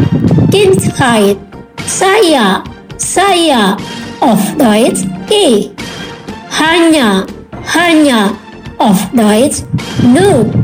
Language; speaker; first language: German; non-native, learner; Indonesian